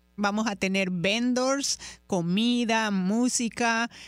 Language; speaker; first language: Spanish; native; Spanish